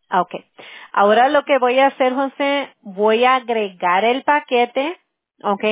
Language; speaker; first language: Spanish; early bilingual, heritage; Spanish